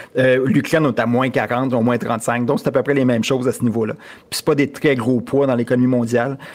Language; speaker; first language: French; native; French